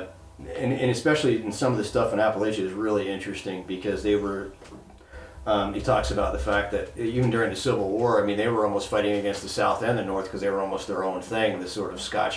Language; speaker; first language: English; native; English